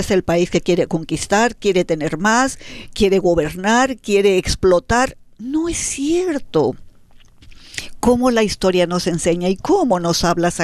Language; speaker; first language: Spanish; native; Spanish